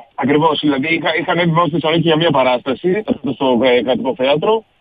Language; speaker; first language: Greek; native; Greek